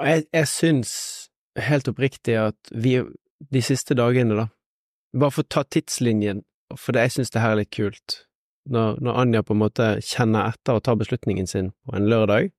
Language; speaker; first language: Norwegian; native; Norwegian